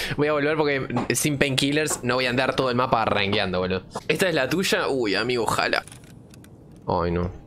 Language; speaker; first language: Spanish; native; Spanish